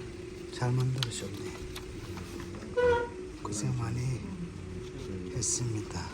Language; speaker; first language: Korean; non-native, learner; Tibetan